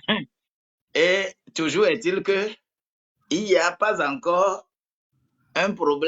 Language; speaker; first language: French; non-native, local second language; Ewe